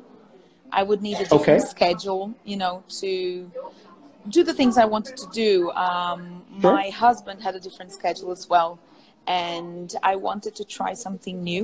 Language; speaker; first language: English; non-native, fluent; Portuguese